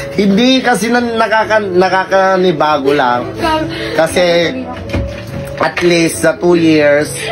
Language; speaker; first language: Filipino; non-native, local second language; Iloko